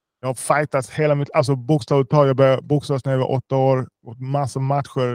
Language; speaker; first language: Swedish; early bilingual, other home language; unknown